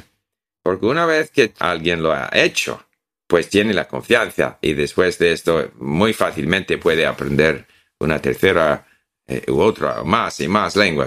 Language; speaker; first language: Spanish; non-native, fluent; English